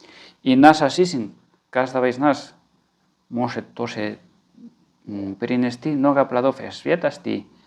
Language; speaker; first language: Russian; non-native, fluent; Spanish